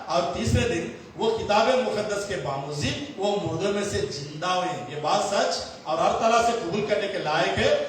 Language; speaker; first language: Hindi; non-native, local second language; Telugu